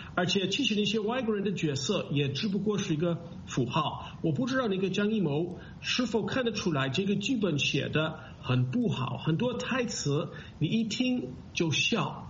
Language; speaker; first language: Chinese; non-native, fluent; English